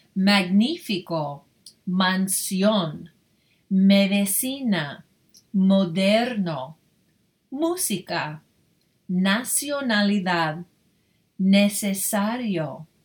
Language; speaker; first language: Spanish; non-native, fluent; English